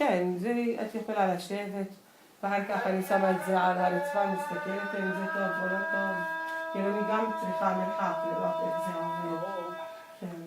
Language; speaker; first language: Hebrew; non-native, local second language; Arabic